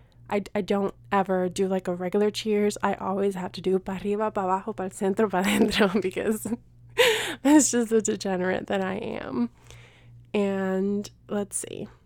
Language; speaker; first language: English; early bilingual, other home language; Spanish